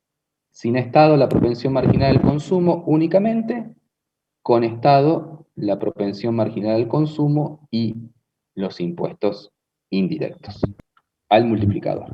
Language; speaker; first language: Spanish; native; Spanish